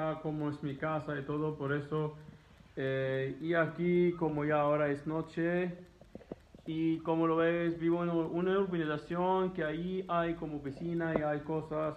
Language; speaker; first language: Spanish; non-native, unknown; Arabic